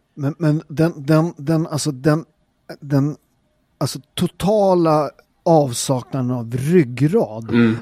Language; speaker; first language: Swedish; early bilingual, other home language; Italian